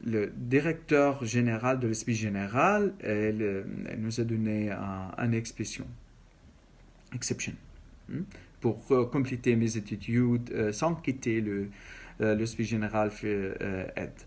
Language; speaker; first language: French; non-native, learner; Arabic